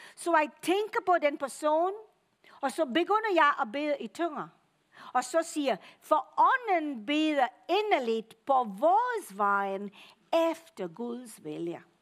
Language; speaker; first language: Danish; non-native, fluent; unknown